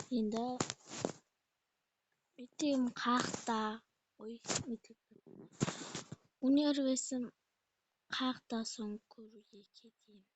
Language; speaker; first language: Kazakh; native; Kazakh